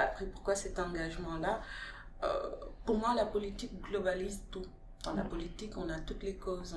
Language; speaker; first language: French; non-native, local second language; Wolof